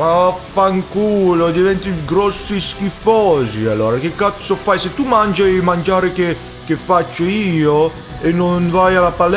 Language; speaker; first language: Italian; non-native, learner; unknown